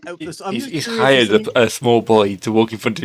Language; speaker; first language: English; native; English